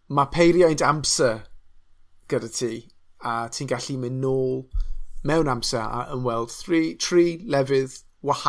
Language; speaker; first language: Welsh; non-native, local second language; English